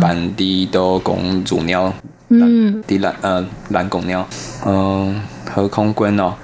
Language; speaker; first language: Vietnamese; non-native, learner; Chinese